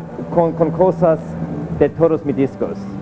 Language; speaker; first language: Spanish; non-native, learner; English